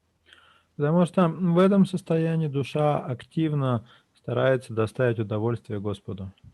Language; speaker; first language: Russian; native; Russian